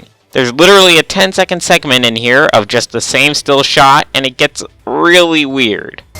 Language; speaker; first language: English; native; English